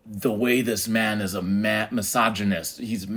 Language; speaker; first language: English; native; English